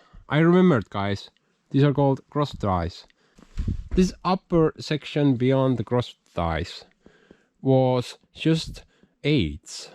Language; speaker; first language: English; non-native, fluent; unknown